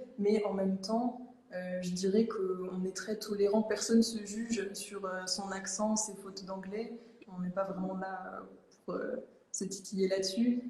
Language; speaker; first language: French; native; French